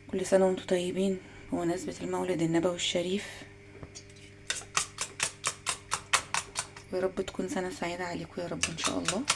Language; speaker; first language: Arabic; native; Arabic